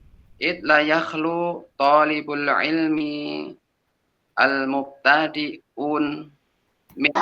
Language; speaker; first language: Arabic; non-native, learner; Indonesian